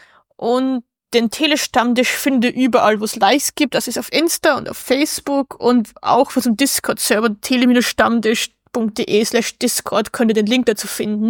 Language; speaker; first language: German; native; German